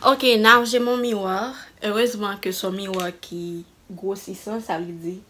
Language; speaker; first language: French; non-native, local second language; Haitian Creole